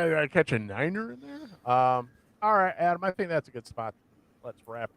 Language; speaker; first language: English; native; English